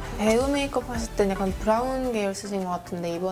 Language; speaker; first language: Korean; native; Korean